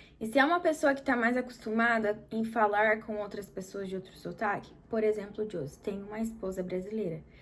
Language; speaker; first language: Portuguese; native; Portuguese